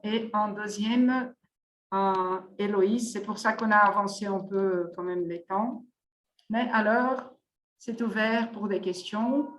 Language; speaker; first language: French; non-native, fluent; Portuguese